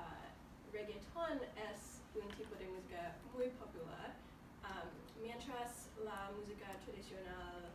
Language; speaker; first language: Spanish; non-native, learner; English